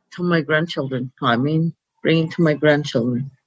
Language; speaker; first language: English; non-native, fluent; Cree